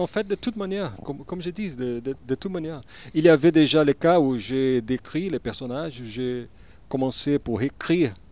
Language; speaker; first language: French; non-native, learner; Portuguese